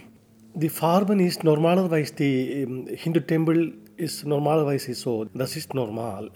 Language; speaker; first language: German; non-native, learner; Tamil